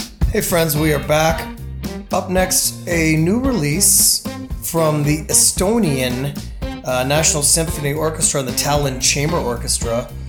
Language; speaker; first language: English; native; English